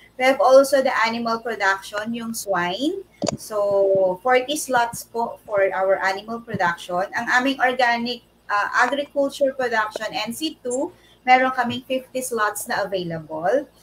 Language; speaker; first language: English; non-native, local second language; Filipino